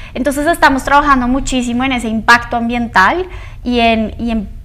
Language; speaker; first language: Spanish; native; Spanish